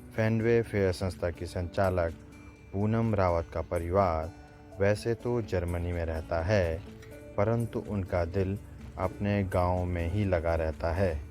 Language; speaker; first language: Hindi; native; Hindi